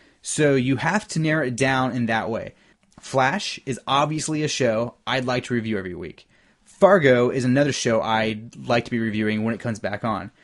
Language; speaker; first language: English; native; English